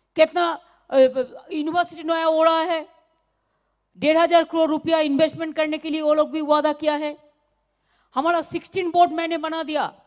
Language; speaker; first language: Hindi; non-native, local second language; Bangla